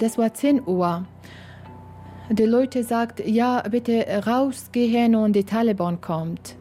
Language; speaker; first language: German; non-native, learner; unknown